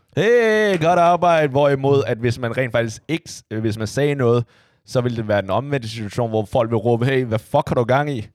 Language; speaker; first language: Danish; early bilingual, other home language; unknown